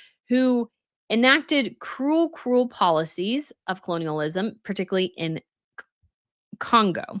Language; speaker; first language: English; native; English